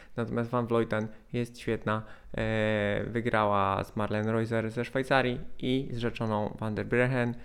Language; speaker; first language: Polish; native; Polish